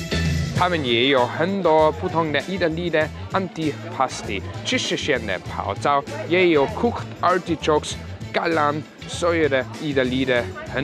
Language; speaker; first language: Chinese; non-native, fluent; German